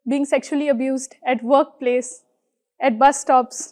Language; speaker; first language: English; non-native, local second language; Hindi